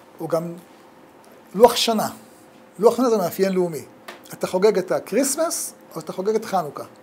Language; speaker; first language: Hebrew; native; Hebrew